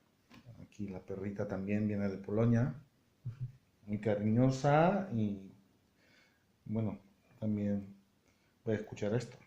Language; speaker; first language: Spanish; non-native, fluent; Polish